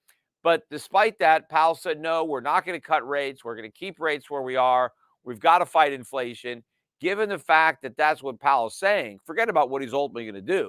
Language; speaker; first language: English; native; English